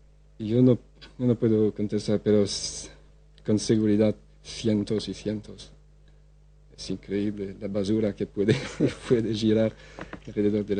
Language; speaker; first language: Spanish; non-native, fluent; French